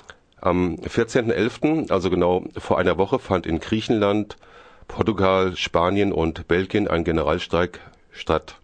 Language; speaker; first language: German; native; German